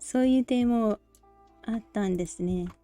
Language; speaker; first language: Japanese; non-native, learner; English